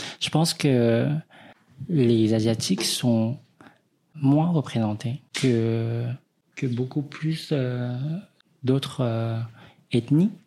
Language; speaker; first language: French; early bilingual, other home language; Vietnamese